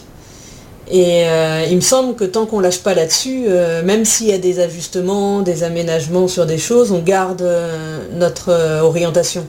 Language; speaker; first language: French; native; French